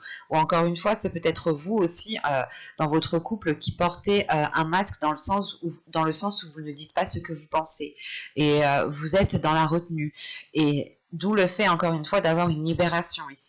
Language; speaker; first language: French; native; French